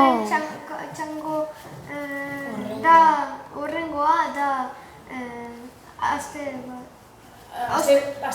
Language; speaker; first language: Basque; non-native, local second language; Spanish